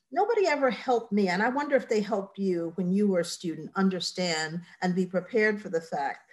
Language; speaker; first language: English; native; English